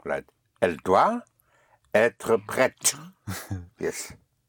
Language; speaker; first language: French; non-native, fluent; English